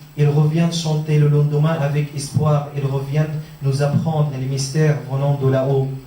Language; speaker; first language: French; non-native, fluent; Arabic